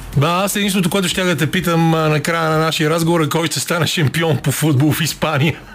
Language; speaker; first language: Bulgarian; native; Bulgarian